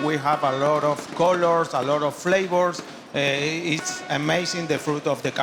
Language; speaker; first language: English; non-native, learner; Spanish